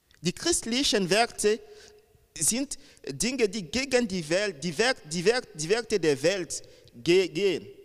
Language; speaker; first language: German; non-native, fluent; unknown